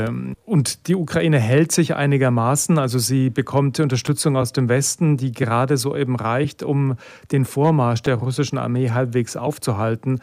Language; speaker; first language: German; native; German